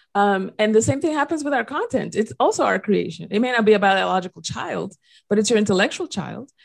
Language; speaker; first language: English; non-native, fluent; Spanish